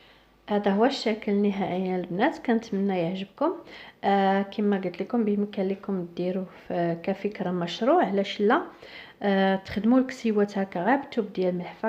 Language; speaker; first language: Arabic; native; Arabic